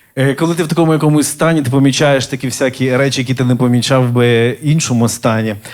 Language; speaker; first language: Ukrainian; native; Ukrainian